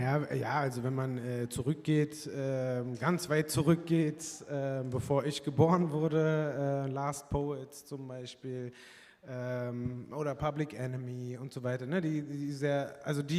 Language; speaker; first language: German; early bilingual, other home language; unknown